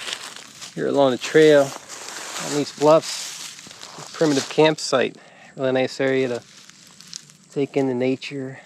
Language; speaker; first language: English; native; English